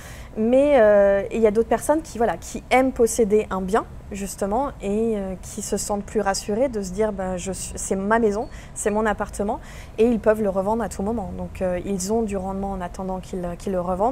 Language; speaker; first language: French; native; French